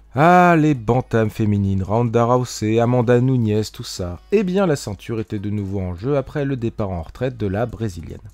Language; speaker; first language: French; native; French